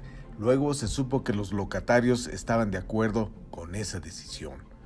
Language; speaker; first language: Spanish; native; Spanish